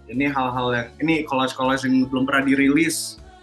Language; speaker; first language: Indonesian; native; Indonesian